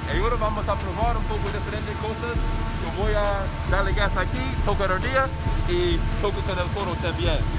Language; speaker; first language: Spanish; non-native, learner; English